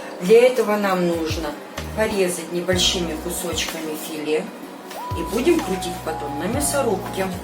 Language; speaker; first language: Russian; non-native, local second language; Ukrainian